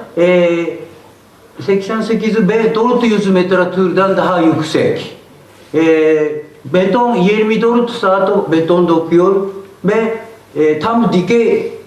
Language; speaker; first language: Turkish; non-native, learner; Japanese